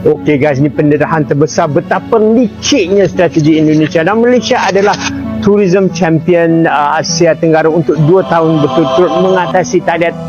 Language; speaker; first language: Malay; native; Malay